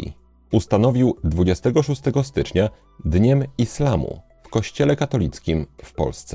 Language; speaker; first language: Polish; native; Polish